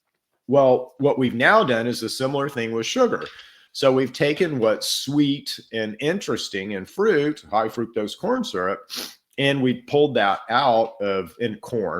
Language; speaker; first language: English; native; English